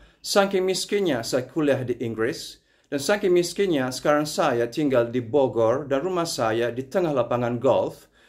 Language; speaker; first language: Indonesian; non-native, fluent; Italian